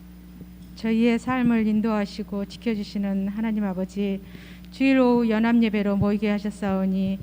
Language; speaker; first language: Korean; native; Korean